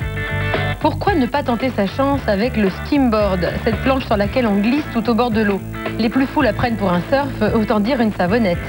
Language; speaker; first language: French; native; French